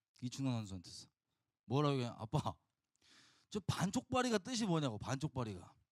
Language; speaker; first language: Korean; native; Korean